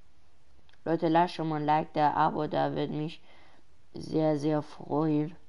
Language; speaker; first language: German; early bilingual, other home language; Persian